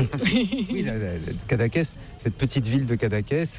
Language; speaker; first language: French; native; French